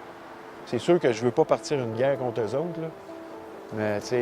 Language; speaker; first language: French; native; French